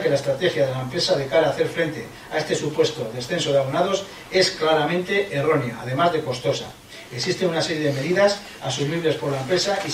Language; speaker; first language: Spanish; native; Spanish